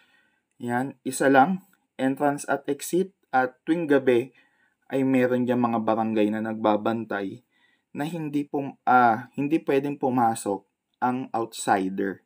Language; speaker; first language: Filipino; native; Filipino